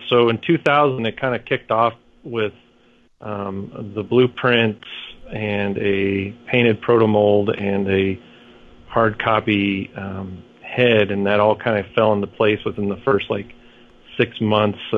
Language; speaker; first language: English; native; English